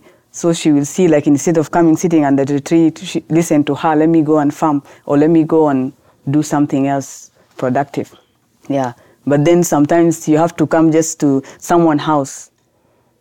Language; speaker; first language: English; non-native, fluent; Arabic